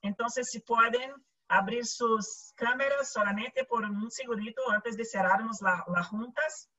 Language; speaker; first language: Spanish; non-native, learner; Portuguese